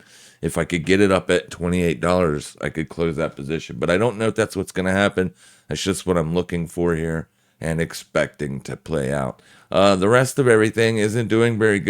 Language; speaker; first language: English; native; English